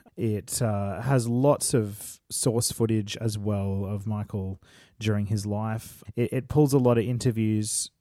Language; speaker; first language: English; native; English